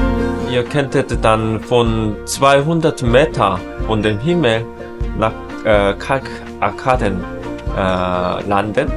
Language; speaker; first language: German; non-native, learner; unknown